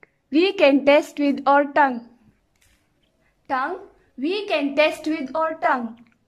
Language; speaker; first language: English; non-native, local second language; Pashto